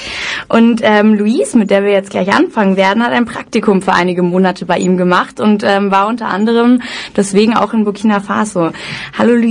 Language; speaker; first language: German; native; German